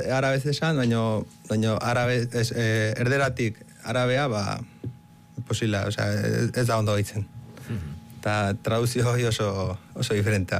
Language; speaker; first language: Basque; early bilingual, other home language; Arabic